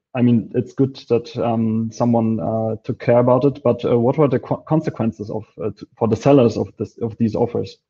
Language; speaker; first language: English; non-native, fluent; Polish